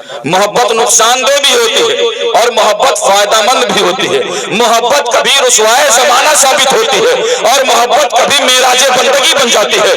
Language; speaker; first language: Urdu; native; Urdu